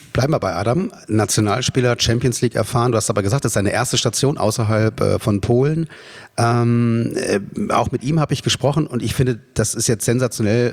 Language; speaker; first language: German; native; German